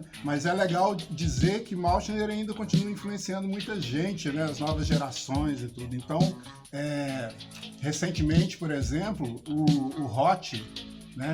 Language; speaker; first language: Portuguese; native; Portuguese